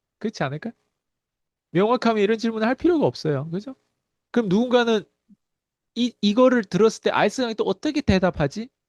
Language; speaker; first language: Korean; early bilingual, heritage; Korean